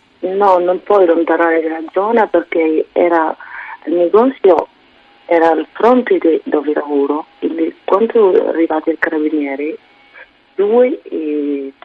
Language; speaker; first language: Italian; non-native, fluent; Arabic